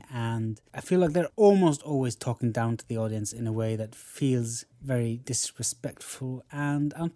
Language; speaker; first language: English; non-native, fluent; Norwegian